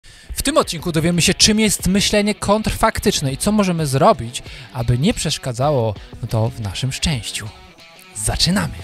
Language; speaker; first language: Polish; native; Polish